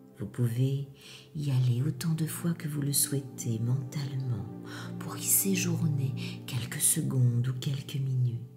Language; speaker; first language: French; native; French